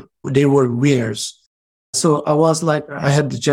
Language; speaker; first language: English; non-native, fluent; Portuguese